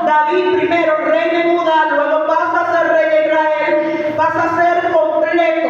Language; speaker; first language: Spanish; native; Spanish